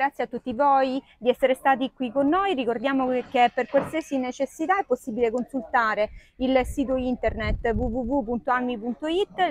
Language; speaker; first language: Italian; native; Italian